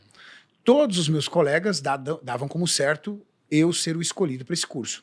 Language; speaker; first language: Portuguese; native; Portuguese